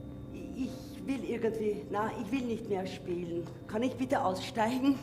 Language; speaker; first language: German; non-native, learner; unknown